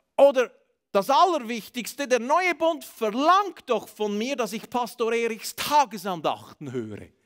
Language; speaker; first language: German; native; German